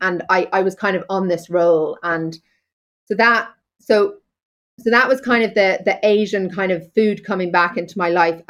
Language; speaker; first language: English; native; English